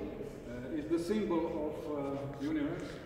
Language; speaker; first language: English; non-native, learner; Slovak